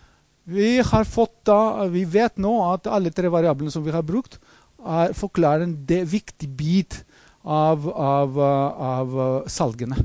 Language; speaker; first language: Norwegian; non-native, fluent; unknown